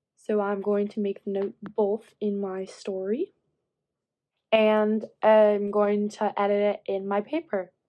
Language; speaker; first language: English; native; English